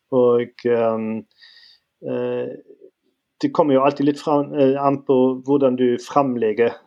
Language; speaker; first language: Norwegian; non-native, fluent; German